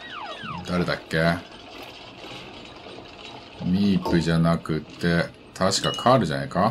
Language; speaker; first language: Japanese; native; Japanese